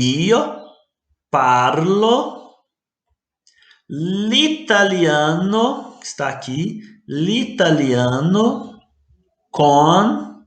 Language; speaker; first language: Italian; non-native, fluent; Portuguese